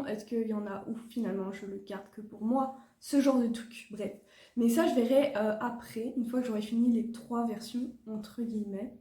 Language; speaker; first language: French; native; French